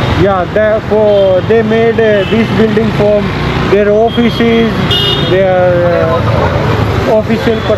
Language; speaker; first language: English; non-native, learner; Hindi